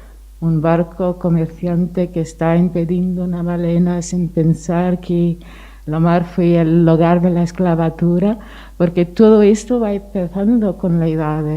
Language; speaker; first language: Spanish; non-native, fluent; Portuguese